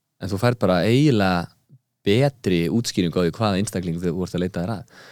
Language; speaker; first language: Icelandic; early bilingual, heritage; Icelandic